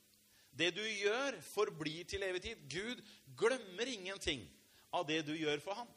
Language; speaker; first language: Norwegian; native; Norwegian